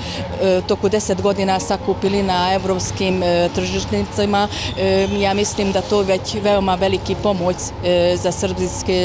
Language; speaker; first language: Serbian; non-native, fluent; Hungarian